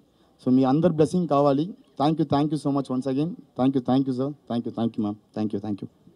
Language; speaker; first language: Telugu; non-native, learner; Tamil